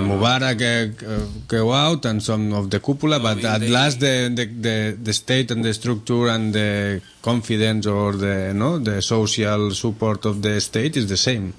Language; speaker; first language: English; non-native, learner; Catalan